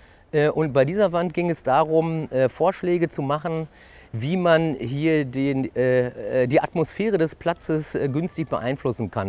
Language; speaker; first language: German; native; German